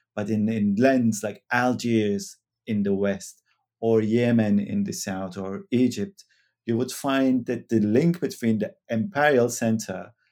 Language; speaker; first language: English; non-native, fluent; Turkish